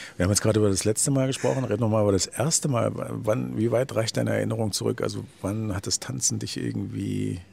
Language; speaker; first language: German; native; German